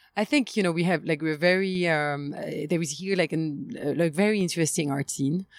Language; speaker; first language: English; non-native, fluent; French